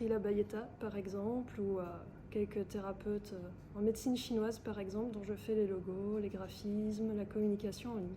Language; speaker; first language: French; native; French